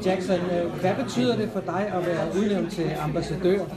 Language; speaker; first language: Danish; native; Danish